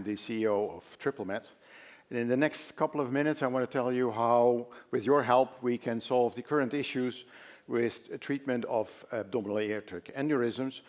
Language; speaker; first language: English; non-native, fluent; Dutch